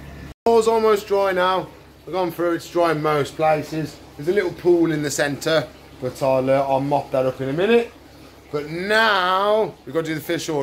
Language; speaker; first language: English; native; English